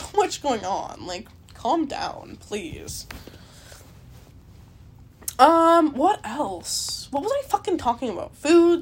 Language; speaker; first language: English; native; English